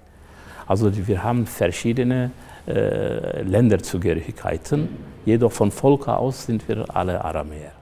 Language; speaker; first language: German; non-native, fluent; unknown